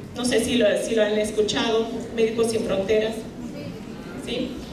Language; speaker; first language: Spanish; non-native, fluent; German